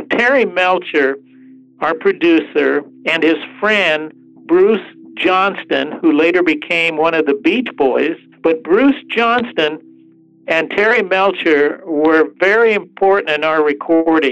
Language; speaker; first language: English; early bilingual, other home language; Spanish